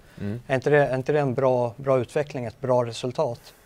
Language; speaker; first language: Swedish; native; Swedish